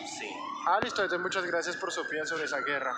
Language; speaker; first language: Spanish; non-native, fluent; French